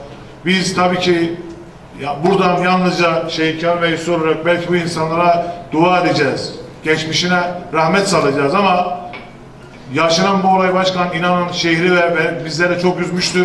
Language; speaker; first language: Turkish; native; Turkish